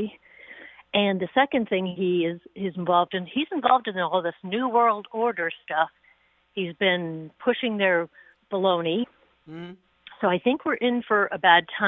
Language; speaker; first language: English; native; English